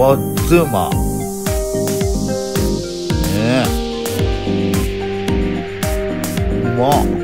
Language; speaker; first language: Japanese; native; Japanese